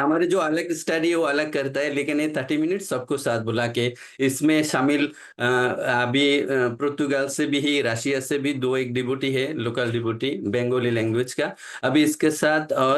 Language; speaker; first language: Hindi; non-native, local second language; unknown